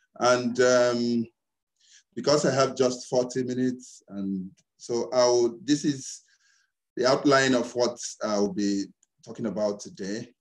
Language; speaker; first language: English; non-native, local second language; Igbo